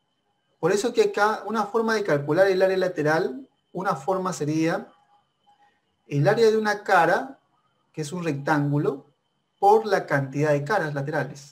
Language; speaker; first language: Spanish; native; Spanish